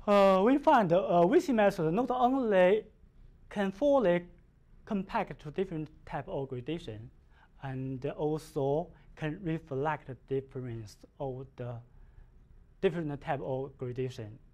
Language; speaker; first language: English; non-native, learner; Chinese